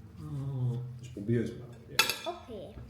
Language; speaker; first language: German; native; German